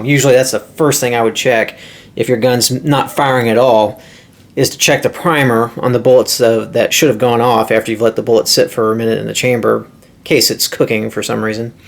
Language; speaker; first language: English; native; English